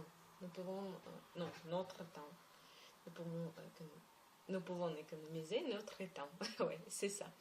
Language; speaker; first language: French; non-native, learner; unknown